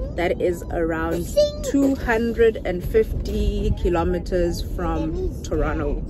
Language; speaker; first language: English; non-native, local second language; Zulu